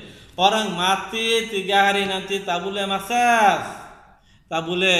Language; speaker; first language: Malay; non-native, local second language; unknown